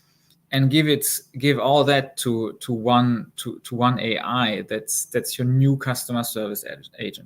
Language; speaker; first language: English; non-native, fluent; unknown